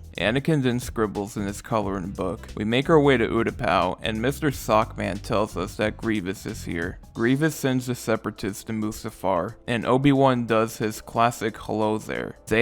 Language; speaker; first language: English; native; English